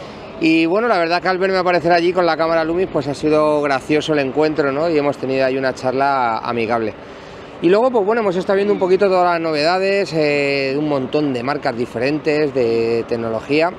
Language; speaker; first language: Spanish; native; Spanish